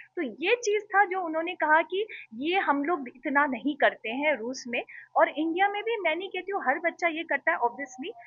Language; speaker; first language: Hindi; native; Hindi